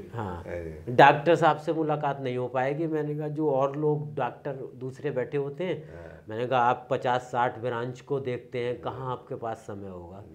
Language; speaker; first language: Hindi; native; Hindi